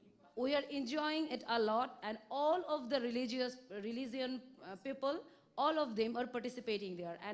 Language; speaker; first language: English; non-native, local second language; Bangla